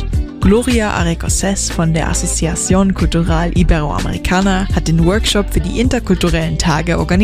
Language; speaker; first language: German; native; German